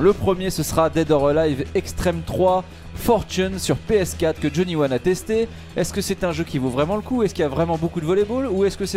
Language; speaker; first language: French; native; French